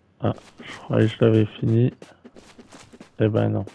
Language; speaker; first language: French; native; French